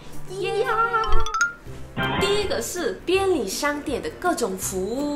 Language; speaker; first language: Chinese; non-native, fluent; Korean